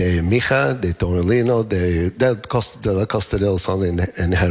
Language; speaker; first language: Spanish; non-native, fluent; English